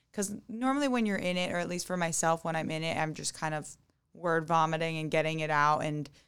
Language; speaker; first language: English; native; English